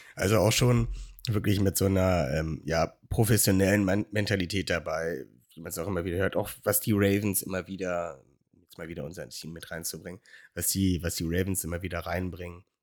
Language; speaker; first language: German; native; German